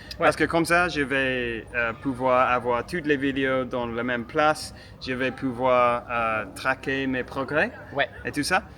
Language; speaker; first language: French; non-native, fluent; English